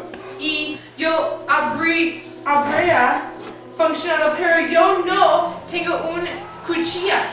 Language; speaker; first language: Spanish; non-native, learner; English